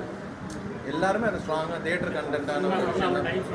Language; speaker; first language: Tamil; native; Tamil